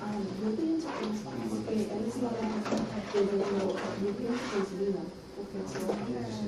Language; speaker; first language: Spanish; non-native, learner; English